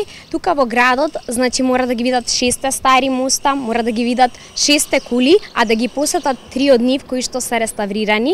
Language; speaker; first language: Macedonian; native; Macedonian